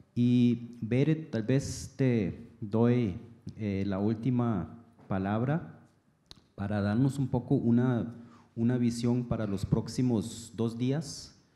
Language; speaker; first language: Spanish; non-native, fluent; German